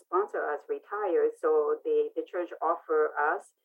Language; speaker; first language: English; non-native, fluent; Lao